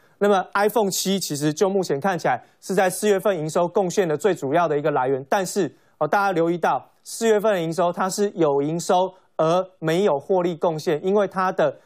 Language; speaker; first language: Chinese; native; Chinese